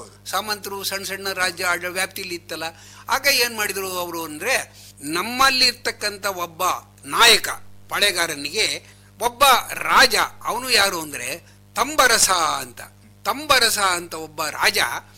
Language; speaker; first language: Kannada; native; Kannada